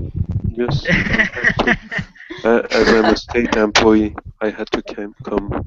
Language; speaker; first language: English; non-native, fluent; Turkish